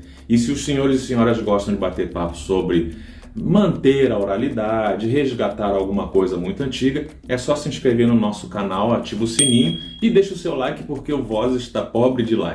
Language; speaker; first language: Portuguese; native; Portuguese